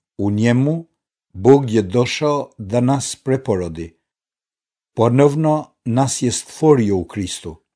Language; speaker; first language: Croatian; non-native, fluent; Albanian